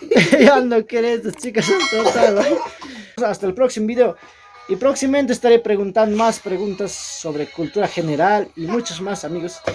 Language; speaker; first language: Spanish; native; Spanish